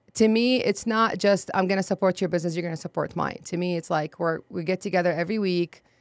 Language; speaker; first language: English; non-native, fluent; Arabic